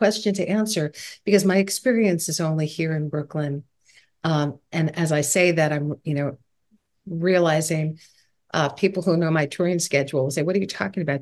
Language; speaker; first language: English; native; English